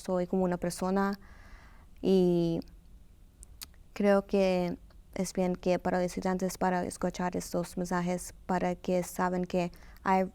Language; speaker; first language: Spanish; early bilingual, heritage; Spanish